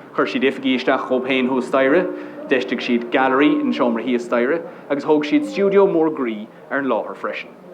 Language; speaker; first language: Irish; non-native, local second language; English